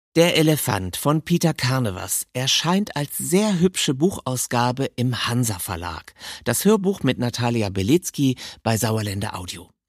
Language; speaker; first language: German; native; German